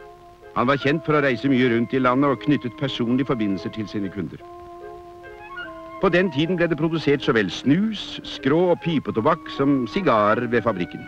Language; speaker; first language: Norwegian; native; Norwegian